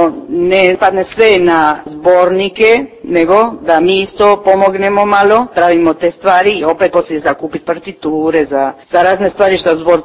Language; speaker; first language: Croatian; early bilingual, heritage; Croatian